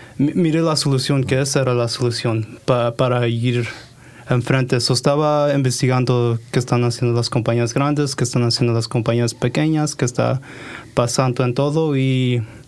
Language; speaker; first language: Spanish; early bilingual, heritage; Spanish